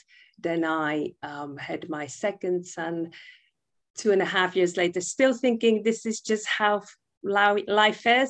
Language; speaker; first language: English; non-native, fluent; Czech